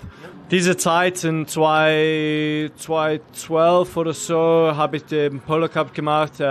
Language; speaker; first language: German; non-native, learner; English